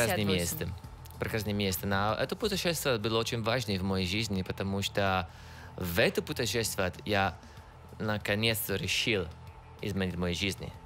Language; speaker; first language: Russian; non-native, learner; Italian